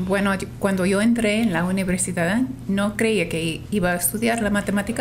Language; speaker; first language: Spanish; non-native, fluent; English